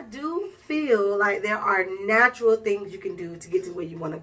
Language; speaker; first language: English; native; English